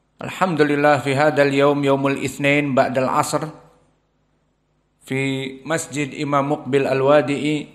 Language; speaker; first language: Arabic; non-native, fluent; Indonesian